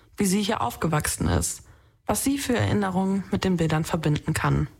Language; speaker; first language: German; native; German